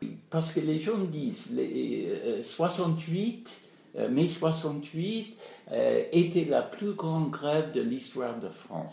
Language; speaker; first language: French; non-native, fluent; English